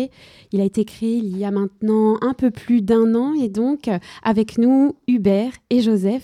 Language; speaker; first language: French; native; French